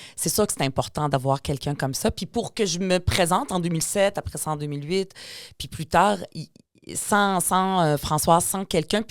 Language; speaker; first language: French; early bilingual, other home language; Arabic